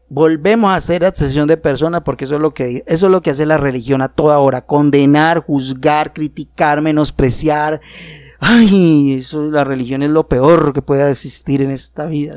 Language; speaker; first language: Spanish; native; Spanish